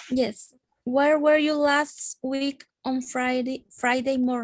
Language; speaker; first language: English; non-native, learner; Spanish